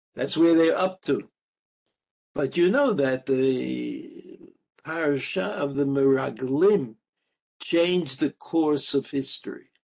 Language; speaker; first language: English; native; English